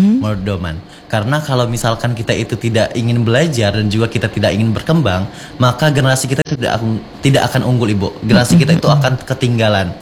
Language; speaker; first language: Indonesian; non-native, local second language; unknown